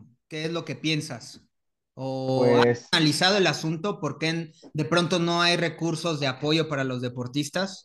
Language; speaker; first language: Spanish; native; Spanish